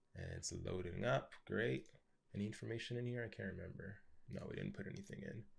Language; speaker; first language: English; native; English